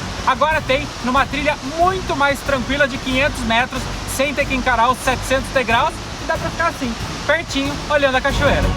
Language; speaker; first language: Portuguese; native; Portuguese